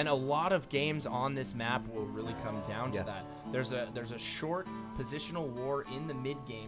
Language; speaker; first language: English; native; English